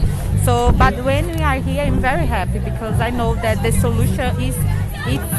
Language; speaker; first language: English; non-native, fluent; Portuguese